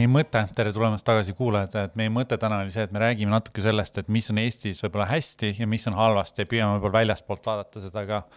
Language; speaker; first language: Estonian; native; Estonian